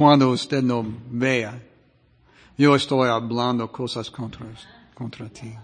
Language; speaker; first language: Spanish; non-native, fluent; English